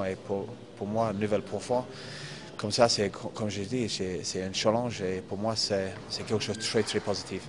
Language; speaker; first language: French; non-native, fluent; English